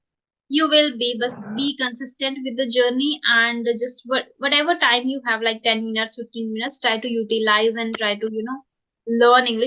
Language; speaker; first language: English; non-native, local second language; Hindi